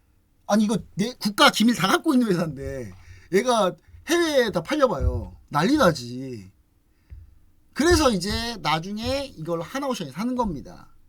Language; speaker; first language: Korean; native; Korean